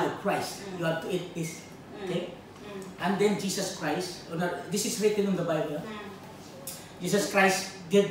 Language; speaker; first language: English; non-native, learner; Filipino